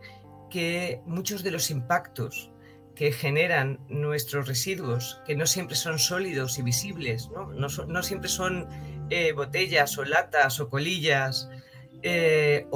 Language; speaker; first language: Spanish; native; Spanish